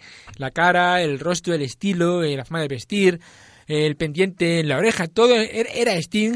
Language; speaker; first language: Spanish; native; Spanish